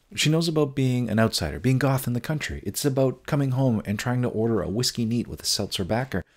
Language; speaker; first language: English; native; English